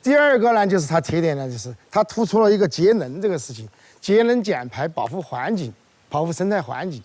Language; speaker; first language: Chinese; native; Chinese